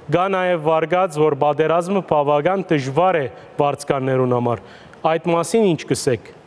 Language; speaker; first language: Armenian; early bilingual, heritage; Armenian